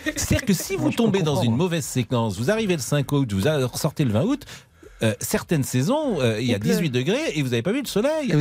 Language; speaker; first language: French; native; French